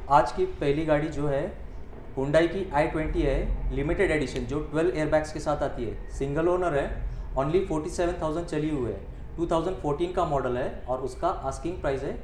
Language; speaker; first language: Hindi; non-native, local second language; Marathi